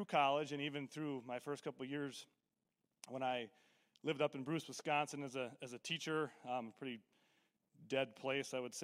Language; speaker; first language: English; native; English